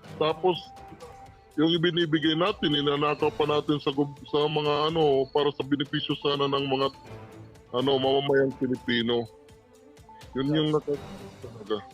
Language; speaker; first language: Filipino; non-native, local second language; Waray